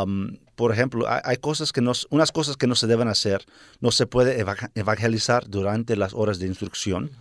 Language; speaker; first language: Spanish; early bilingual, heritage; Spanish